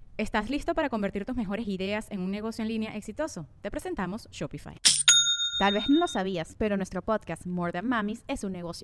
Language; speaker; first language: Spanish; native; Spanish